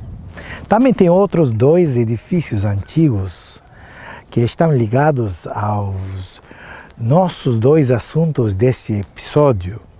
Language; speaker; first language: Portuguese; non-native, fluent; Turkish